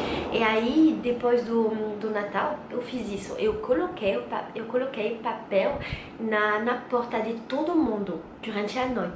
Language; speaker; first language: Portuguese; non-native, learner; French